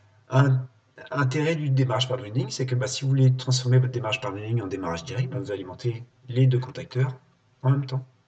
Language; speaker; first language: French; native; French